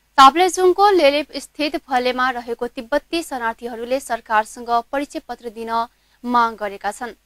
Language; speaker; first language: Nepali; non-native, local second language; Maithili